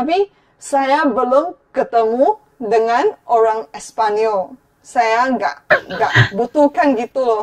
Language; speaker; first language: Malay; non-native, fluent; Chinese